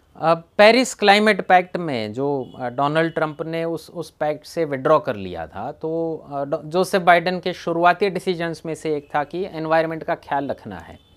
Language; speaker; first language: Hindi; non-native, local second language; Gujarati